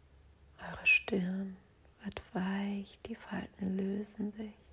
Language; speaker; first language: German; native; German